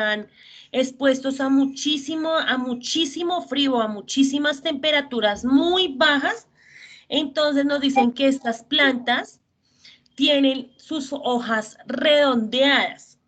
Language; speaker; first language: Spanish; native; Spanish